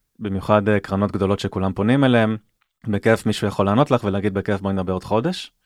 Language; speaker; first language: Hebrew; native; Hebrew